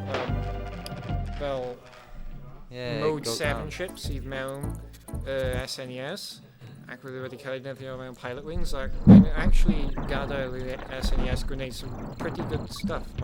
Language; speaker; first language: Welsh; non-native, local second language; English